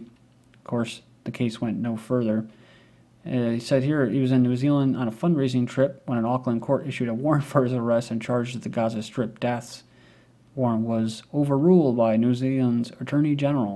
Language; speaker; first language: English; native; English